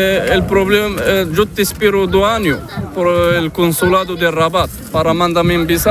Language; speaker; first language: Spanish; non-native, learner; Arabic